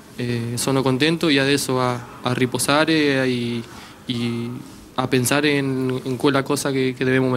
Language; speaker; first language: Italian; non-native, learner; Spanish